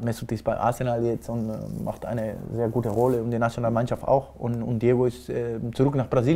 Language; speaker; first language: German; non-native, fluent; Spanish